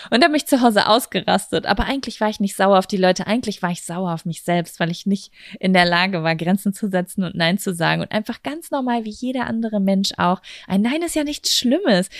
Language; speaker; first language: German; native; German